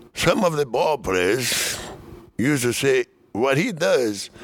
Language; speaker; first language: English; non-native, fluent; Spanish